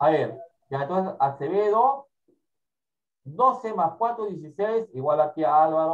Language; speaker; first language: Spanish; native; Spanish